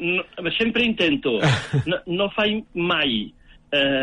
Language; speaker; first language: Catalan; native; Catalan